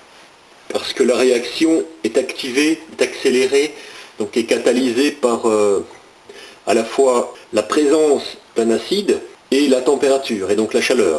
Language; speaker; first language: French; native; French